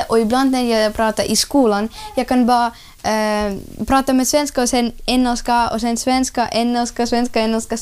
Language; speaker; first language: Swedish; non-native, learner; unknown